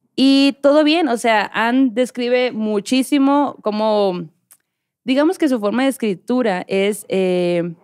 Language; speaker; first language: Spanish; native; Spanish